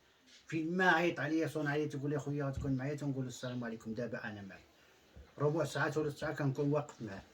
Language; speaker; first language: Arabic; native; Arabic